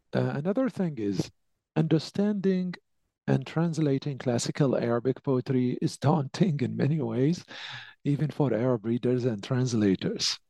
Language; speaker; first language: English; non-native, fluent; Arabic